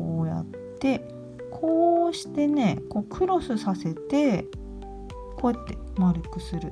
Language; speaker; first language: Japanese; native; Japanese